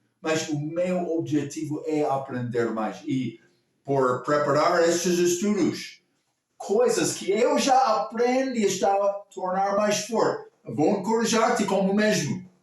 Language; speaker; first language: Portuguese; non-native, local second language; English